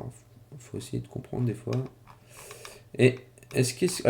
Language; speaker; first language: French; native; French